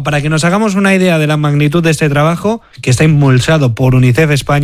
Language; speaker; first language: Spanish; native; Spanish